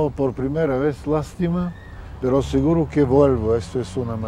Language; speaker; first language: Spanish; non-native, fluent; Bulgarian